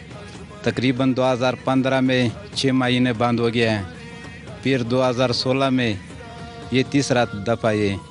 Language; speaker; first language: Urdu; non-native, local second language; Pashto